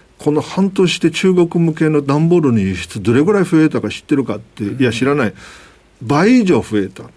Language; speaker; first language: Japanese; non-native, fluent; Chinese